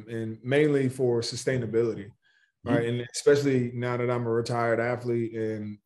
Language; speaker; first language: English; native; English